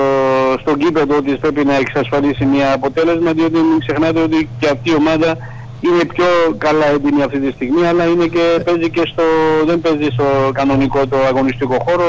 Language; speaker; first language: Greek; non-native, fluent; Georgian